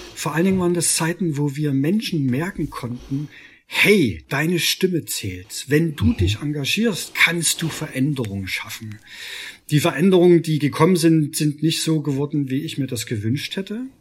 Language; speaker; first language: German; native; German